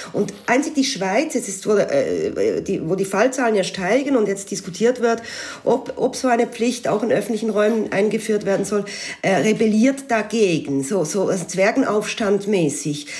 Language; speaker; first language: German; native; German